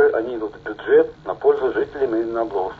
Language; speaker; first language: Russian; native; Russian